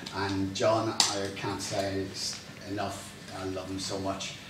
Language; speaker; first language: English; native; English